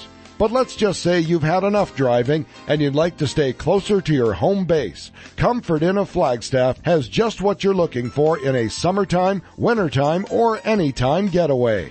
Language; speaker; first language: English; native; English